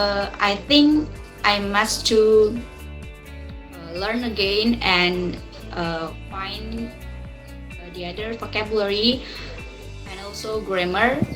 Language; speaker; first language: English; non-native, learner; Indonesian